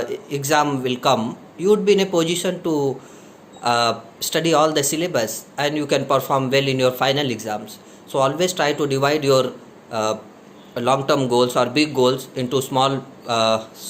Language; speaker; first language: English; non-native, local second language; Hindi